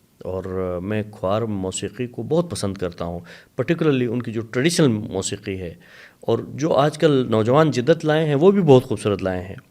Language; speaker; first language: Urdu; non-native, local second language; Sicilian